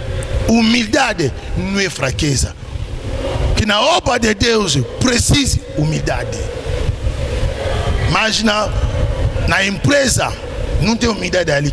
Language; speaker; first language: Portuguese; non-native, learner; Lingala